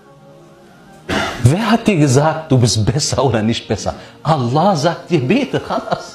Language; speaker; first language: German; early bilingual, other home language; Arabic